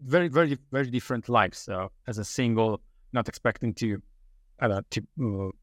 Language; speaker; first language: English; non-native, learner; Italian